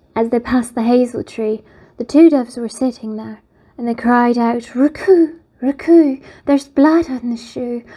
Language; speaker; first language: English; native; English